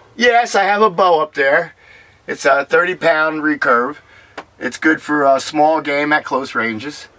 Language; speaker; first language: English; native; English